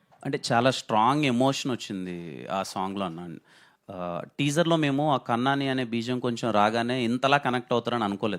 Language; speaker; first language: Telugu; native; Telugu